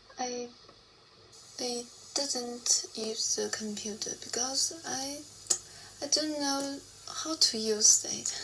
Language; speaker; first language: English; non-native, learner; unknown